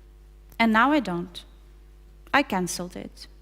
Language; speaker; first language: English; non-native, fluent; Ukrainian